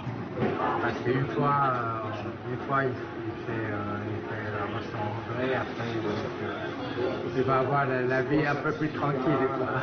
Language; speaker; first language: French; non-native, fluent; Chinese